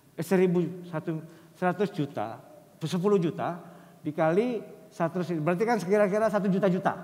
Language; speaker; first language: Indonesian; native; Indonesian